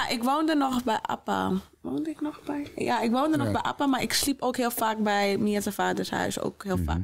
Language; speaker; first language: Dutch; native; Dutch